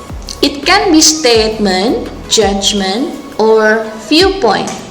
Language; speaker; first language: English; non-native, local second language; Indonesian